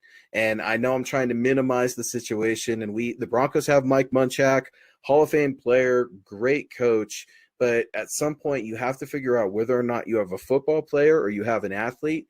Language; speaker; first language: English; native; English